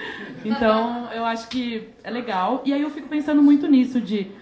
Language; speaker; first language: Portuguese; native; Portuguese